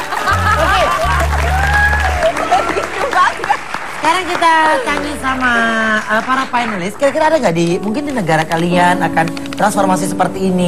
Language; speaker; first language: Indonesian; native; Indonesian